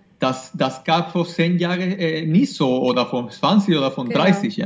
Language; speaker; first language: German; non-native, fluent; Spanish